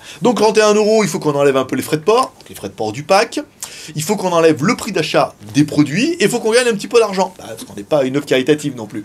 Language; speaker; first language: French; native; French